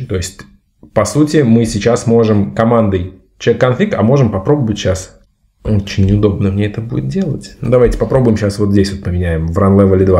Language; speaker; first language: Russian; native; Russian